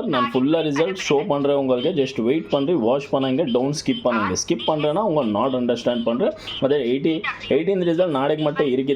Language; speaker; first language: Tamil; non-native, learner; Kannada